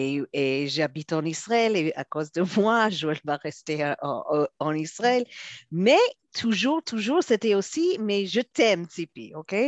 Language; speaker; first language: French; non-native, fluent; Hebrew